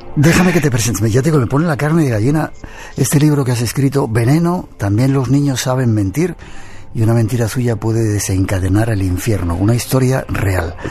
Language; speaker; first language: Spanish; native; Spanish